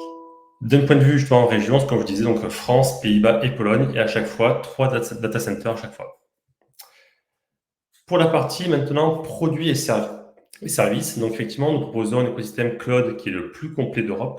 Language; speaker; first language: French; native; French